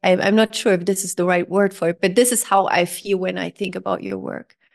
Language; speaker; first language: English; non-native, fluent; German